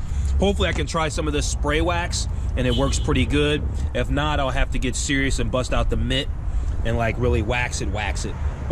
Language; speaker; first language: English; native; English